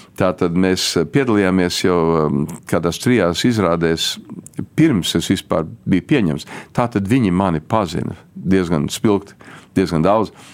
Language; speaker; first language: Latvian; early bilingual, heritage; Latvian